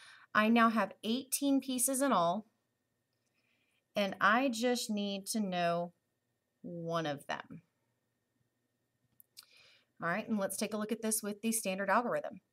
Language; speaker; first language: English; native; English